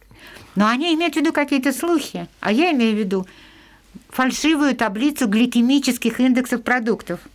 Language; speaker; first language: Russian; native; Russian